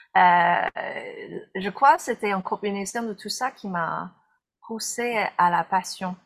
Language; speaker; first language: French; non-native, fluent; English